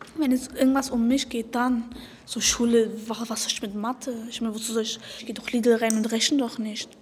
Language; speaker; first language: German; early bilingual, other home language; Turkish